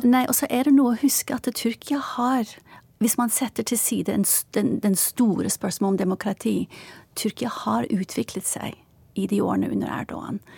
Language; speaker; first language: Norwegian; non-native, fluent; Turkish